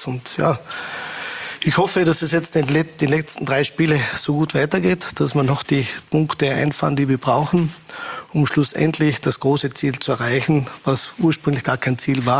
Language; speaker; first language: German; native; German